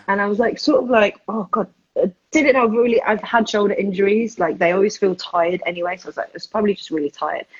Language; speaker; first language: English; early bilingual, other home language; Spanish